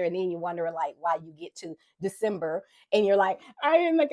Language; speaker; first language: English; native; English